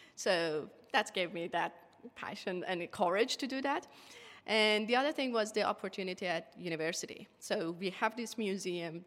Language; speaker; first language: English; non-native, fluent; Persian